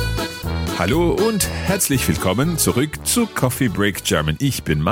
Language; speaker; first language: German; non-native, fluent; English